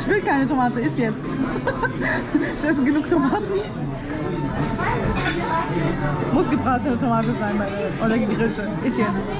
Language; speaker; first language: German; early bilingual, other home language; Arabic